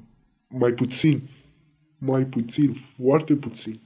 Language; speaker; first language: Romanian; non-native, learner; Arabic